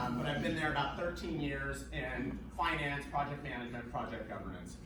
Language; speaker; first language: English; native; English